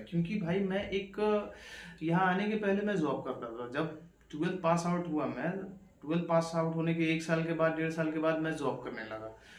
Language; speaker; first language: Hindi; native; Hindi